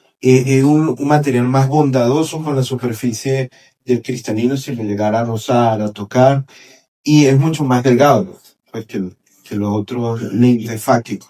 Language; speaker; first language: Spanish; native; Spanish